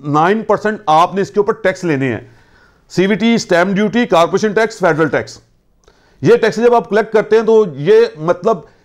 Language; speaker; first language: Urdu; non-native, local second language; Punjabi